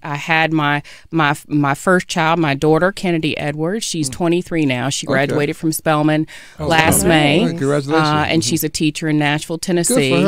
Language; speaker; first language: English; native; English